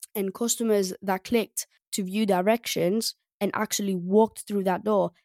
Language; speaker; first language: English; non-native, fluent; Greek